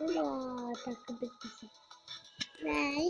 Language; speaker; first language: Turkish; native; Turkish